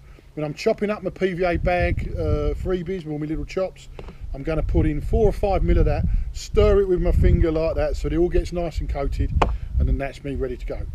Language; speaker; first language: English; native; English